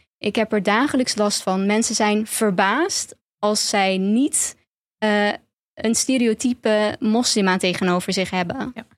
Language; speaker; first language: Dutch; early bilingual, other home language; Turkish